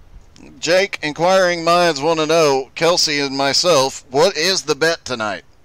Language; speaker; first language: English; native; English